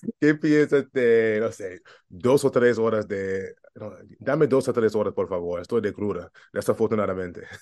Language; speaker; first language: Spanish; non-native, learner; English